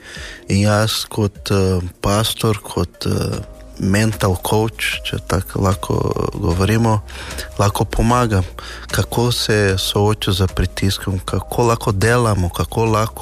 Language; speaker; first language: Slovenian; non-native, learner; Portuguese